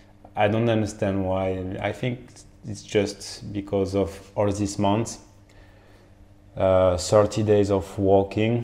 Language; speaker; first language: English; non-native, fluent; French